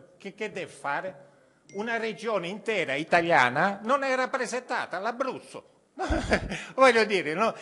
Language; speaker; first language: Italian; early bilingual, heritage; Italian